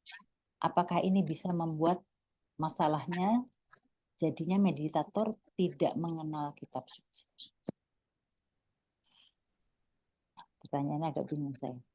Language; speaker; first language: Indonesian; native; Indonesian